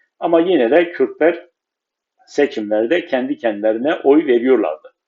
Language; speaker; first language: Turkish; non-native, local second language; Kurdish